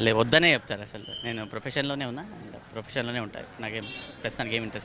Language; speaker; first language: Telugu; native; Telugu